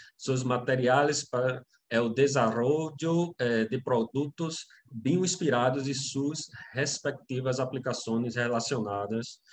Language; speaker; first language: Spanish; non-native, learner; Portuguese